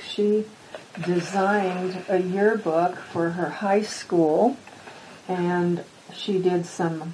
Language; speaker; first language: English; native; English